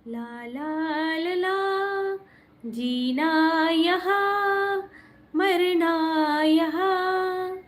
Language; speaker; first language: Hindi; non-native, local second language; Marathi